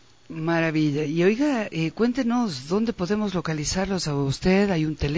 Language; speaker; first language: Spanish; native; Spanish